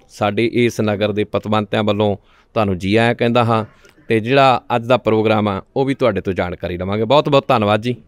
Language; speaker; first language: Punjabi; native; Punjabi